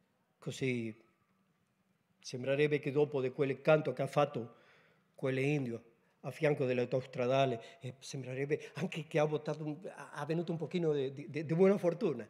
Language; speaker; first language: Italian; non-native, learner; Spanish